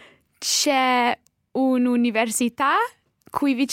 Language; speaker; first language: Italian; non-native, learner; English